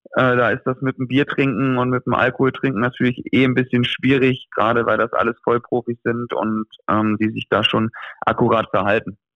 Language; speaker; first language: German; native; German